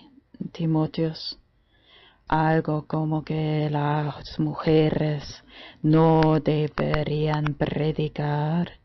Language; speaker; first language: Spanish; non-native, fluent; German